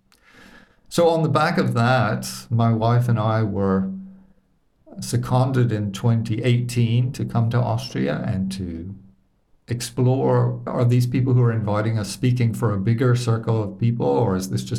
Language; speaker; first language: English; native; English